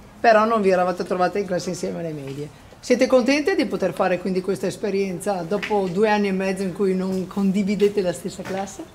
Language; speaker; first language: Italian; native; Italian